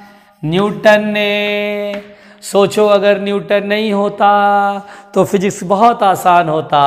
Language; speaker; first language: Hindi; native; Hindi